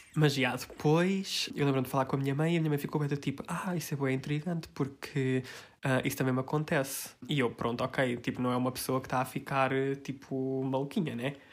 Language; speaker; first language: Portuguese; early bilingual, heritage; Portuguese